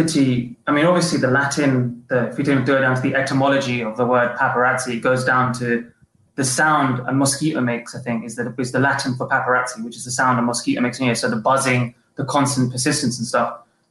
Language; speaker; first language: English; native; English